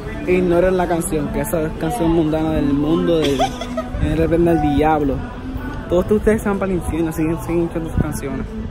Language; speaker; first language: Spanish; native; Spanish